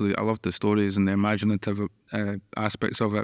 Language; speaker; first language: English; native; English